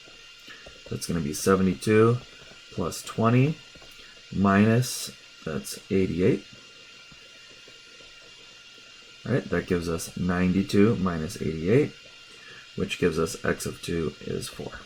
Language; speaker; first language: English; native; English